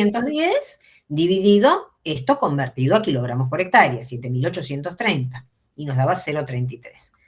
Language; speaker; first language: Spanish; native; Spanish